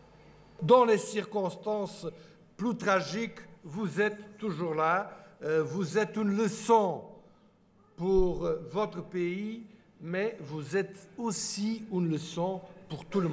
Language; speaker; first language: French; non-native, fluent; Portuguese